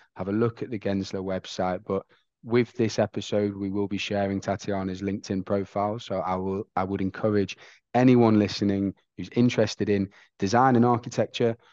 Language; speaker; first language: English; native; English